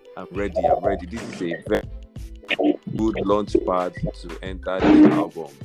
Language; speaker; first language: English; non-native, local second language; Yoruba